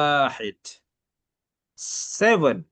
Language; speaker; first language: Arabic; non-native, fluent; Malay